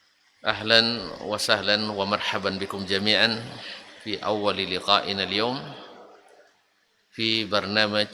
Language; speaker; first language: Arabic; non-native, fluent; Indonesian